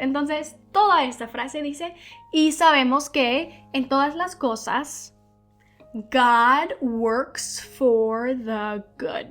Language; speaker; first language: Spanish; non-native, fluent; English